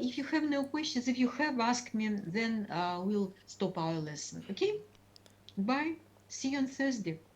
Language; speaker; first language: English; non-native, fluent; Russian